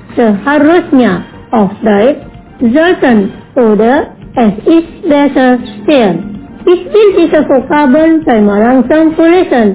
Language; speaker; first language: German; non-native, fluent; Indonesian